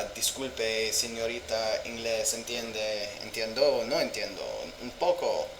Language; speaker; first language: Spanish; non-native, learner; English